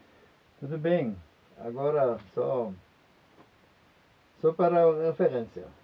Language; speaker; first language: Portuguese; non-native, fluent; German